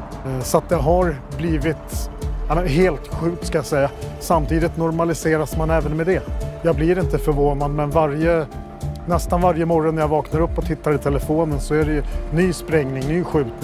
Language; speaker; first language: Swedish; native; Swedish